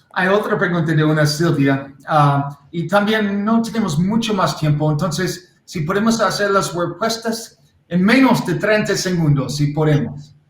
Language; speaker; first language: Spanish; non-native, learner; English